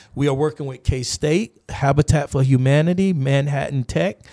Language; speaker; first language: English; native; English